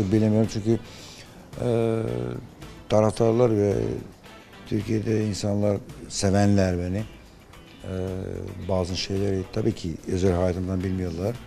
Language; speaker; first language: Turkish; non-native, fluent; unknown